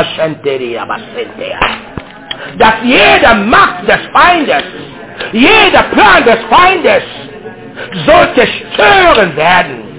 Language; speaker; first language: German; non-native, learner; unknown